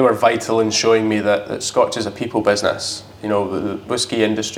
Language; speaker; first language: English; native; English